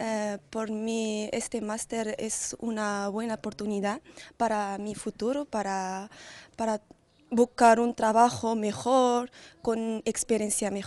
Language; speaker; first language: Spanish; non-native, learner; Arabic